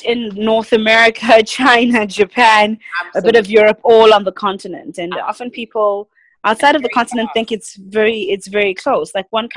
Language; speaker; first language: English; non-native, local second language; Zulu